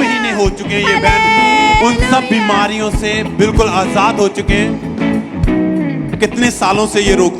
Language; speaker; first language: Hindi; native; Hindi